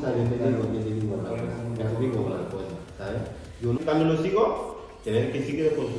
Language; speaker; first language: Spanish; non-native, learner; Fula